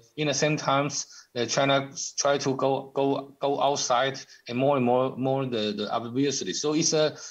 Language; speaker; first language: English; non-native, learner; Chinese